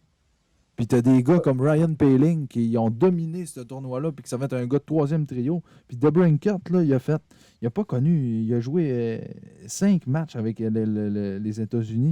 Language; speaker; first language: French; native; French